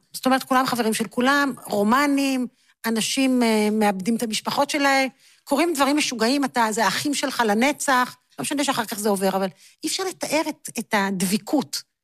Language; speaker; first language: Hebrew; native; Hebrew